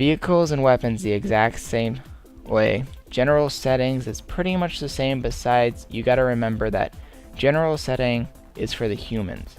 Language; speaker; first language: English; native; English